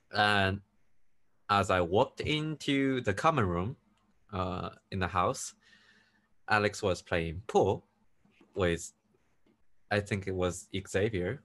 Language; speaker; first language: English; non-native, fluent; Chinese